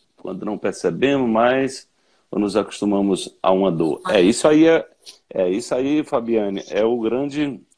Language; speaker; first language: Portuguese; native; Portuguese